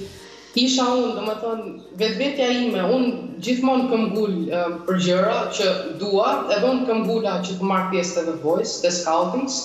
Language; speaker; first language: Albanian; early bilingual, heritage; Albanian